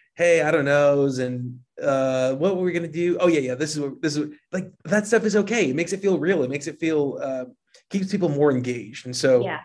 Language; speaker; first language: English; native; English